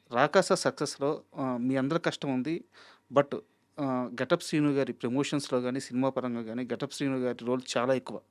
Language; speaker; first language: Telugu; native; Telugu